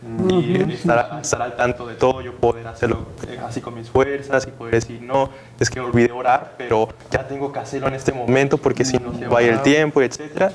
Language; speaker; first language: Spanish; native; Spanish